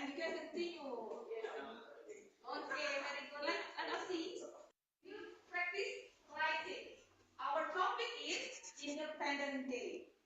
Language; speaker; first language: English; non-native, learner; Indonesian